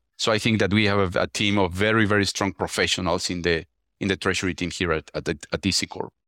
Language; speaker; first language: English; non-native, fluent; Spanish